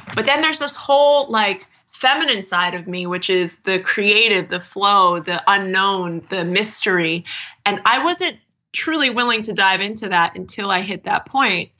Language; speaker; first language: English; native; English